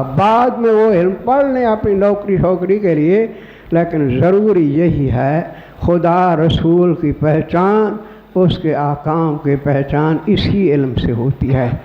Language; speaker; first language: Urdu; non-native, local second language; Saraiki